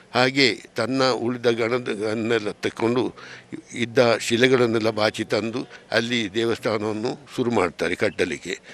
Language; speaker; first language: Kannada; native; Kannada